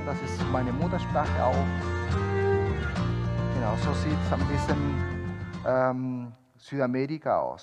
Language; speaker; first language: German; non-native, fluent; Spanish